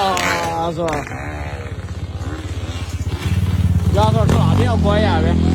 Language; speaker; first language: Chinese; native; Chinese